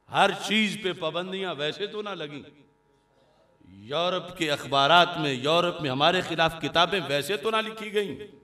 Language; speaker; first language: Urdu; non-native, local second language; Punjabi